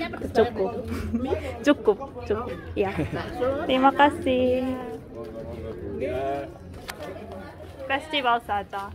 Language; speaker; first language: Indonesian; non-native, learner; Korean